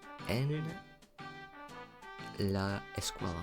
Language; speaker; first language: Spanish; non-native, learner; English